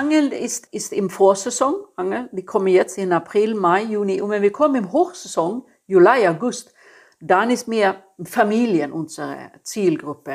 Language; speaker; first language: German; non-native, fluent; Swedish